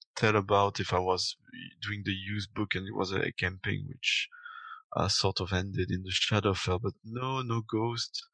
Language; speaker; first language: English; non-native, fluent; French